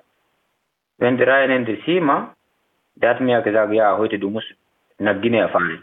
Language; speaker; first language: German; non-native, learner; Fula